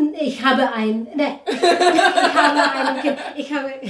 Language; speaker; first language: German; non-native, learner; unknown